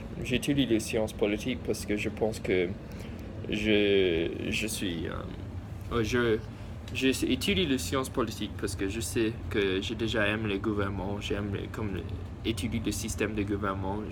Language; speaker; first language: French; early bilingual, heritage; English